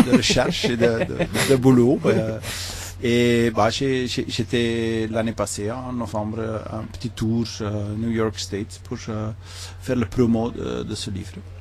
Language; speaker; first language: French; non-native, local second language; Dutch